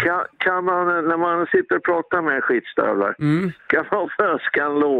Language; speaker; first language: Swedish; native; Swedish